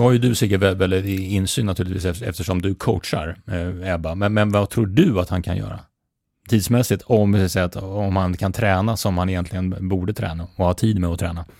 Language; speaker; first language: Swedish; native; Swedish